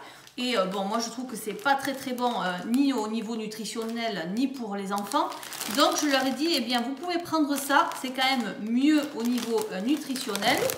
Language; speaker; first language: French; native; French